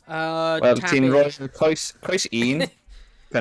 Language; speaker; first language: Welsh; non-native, local second language; English